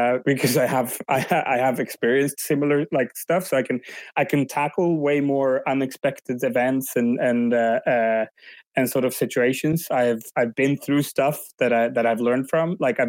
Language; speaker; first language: English; non-native, fluent; Swedish